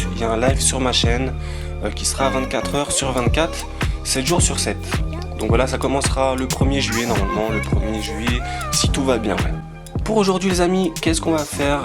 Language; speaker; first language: French; native; French